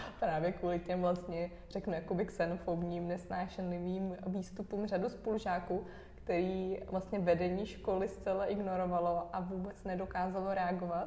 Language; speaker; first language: Czech; native; Czech